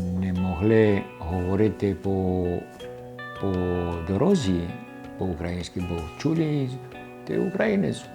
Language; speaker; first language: Ukrainian; early bilingual, heritage; Ukrainian